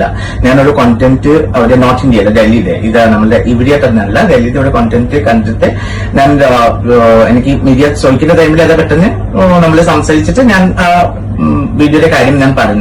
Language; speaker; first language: Malayalam; non-native, fluent; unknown